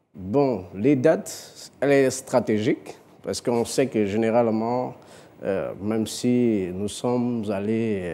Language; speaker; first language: French; non-native, local second language; Fang